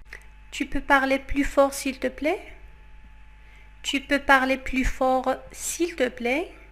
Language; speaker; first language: French; non-native, fluent; Arabic